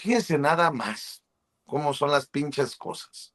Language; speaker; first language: Spanish; native; Spanish